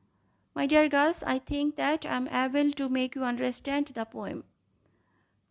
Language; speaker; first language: English; non-native, local second language; Bangla